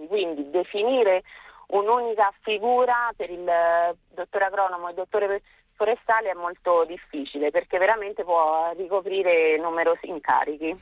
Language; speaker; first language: Italian; native; Italian